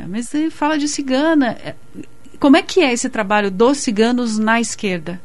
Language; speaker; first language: Portuguese; native; Portuguese